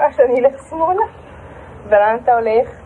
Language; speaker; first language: Hebrew; native; Hebrew